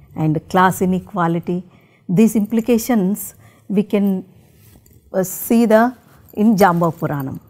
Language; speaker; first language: English; non-native, local second language; Telugu